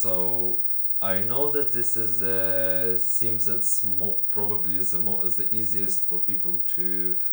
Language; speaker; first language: English; non-native, fluent; Ukrainian